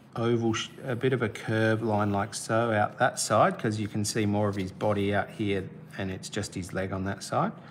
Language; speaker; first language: English; native; English